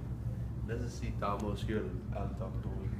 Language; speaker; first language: Spanish; non-native, learner; English